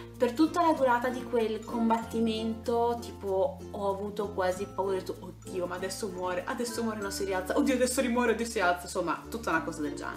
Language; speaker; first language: Italian; native; Italian